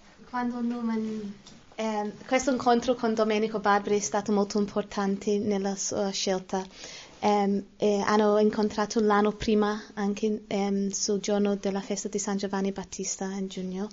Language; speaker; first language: Italian; non-native, learner; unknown